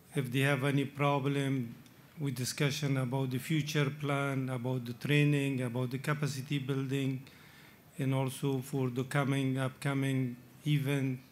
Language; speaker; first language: English; non-native, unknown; Persian